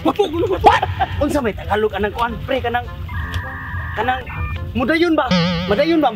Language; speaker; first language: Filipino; non-native, local second language; Cebuano